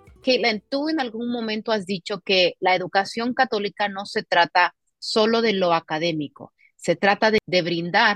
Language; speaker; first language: Spanish; native; Spanish